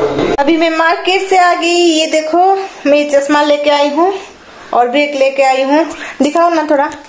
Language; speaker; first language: Hindi; native; Hindi